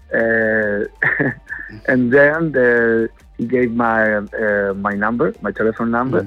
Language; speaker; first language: English; non-native, learner; Spanish